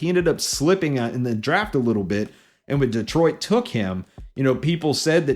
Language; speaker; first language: English; native; English